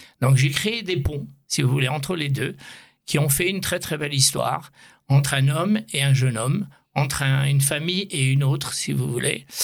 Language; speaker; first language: French; native; French